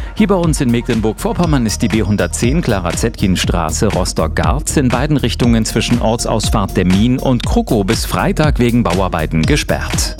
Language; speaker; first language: German; native; German